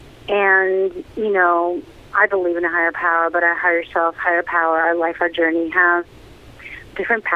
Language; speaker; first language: English; native; English